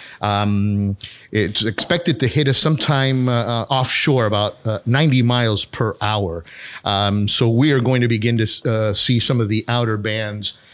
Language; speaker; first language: English; native; English